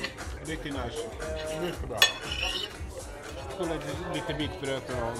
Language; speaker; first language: Swedish; non-native, fluent; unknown